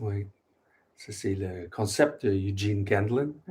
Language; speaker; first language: French; non-native, learner; English